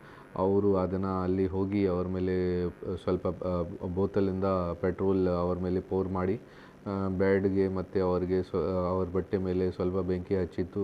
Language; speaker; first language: Kannada; non-native, local second language; Urdu